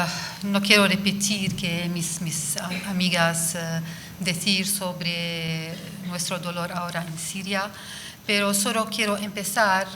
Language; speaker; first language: Spanish; non-native, fluent; Arabic